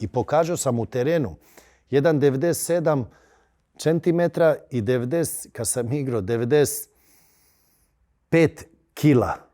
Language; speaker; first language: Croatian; early bilingual, heritage; Bosnian